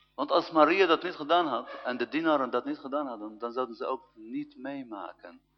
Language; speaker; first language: Dutch; non-native, fluent; Arabic